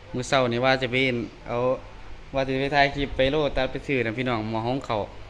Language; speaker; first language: Thai; native; Thai